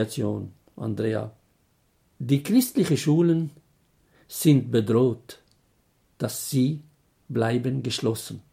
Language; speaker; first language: German; non-native, fluent; Arabic